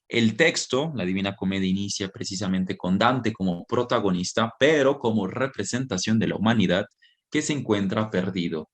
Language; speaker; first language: Spanish; native; Spanish